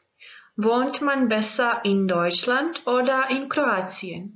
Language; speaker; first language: German; non-native, fluent; Croatian